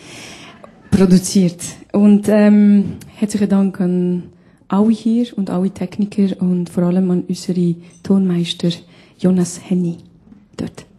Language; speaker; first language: German; non-native, fluent; Albanian